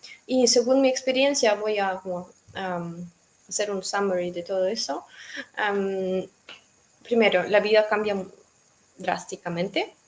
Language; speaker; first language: Spanish; non-native, fluent; Russian